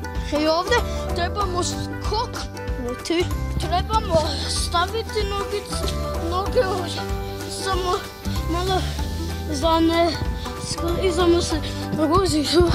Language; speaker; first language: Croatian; early bilingual, heritage; Croatian